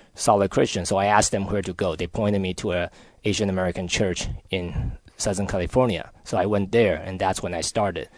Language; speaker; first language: English; early bilingual, other home language; Chinese